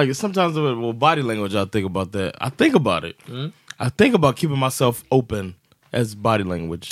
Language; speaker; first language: English; native; English